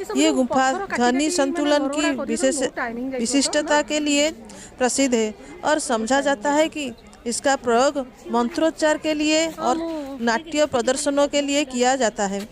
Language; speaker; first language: Hindi; non-native, local second language; Odia